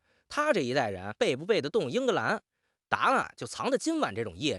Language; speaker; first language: Chinese; native; Chinese